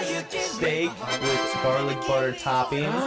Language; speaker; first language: English; non-native, learner; Korean